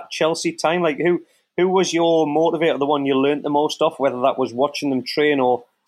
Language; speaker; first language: English; native; English